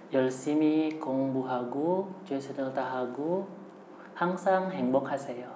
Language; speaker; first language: Korean; non-native, fluent; Indonesian